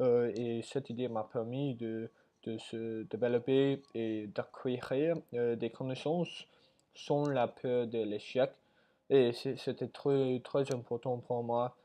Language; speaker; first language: French; non-native, learner; English